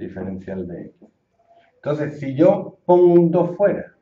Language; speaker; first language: Spanish; native; Spanish